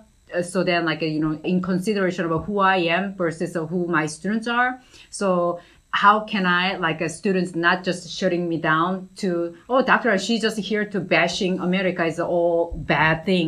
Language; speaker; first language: English; non-native, fluent; Korean